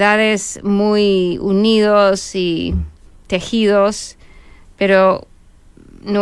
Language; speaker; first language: Spanish; non-native, fluent; English